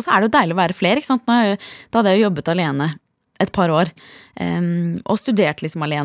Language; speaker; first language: Norwegian; native; Norwegian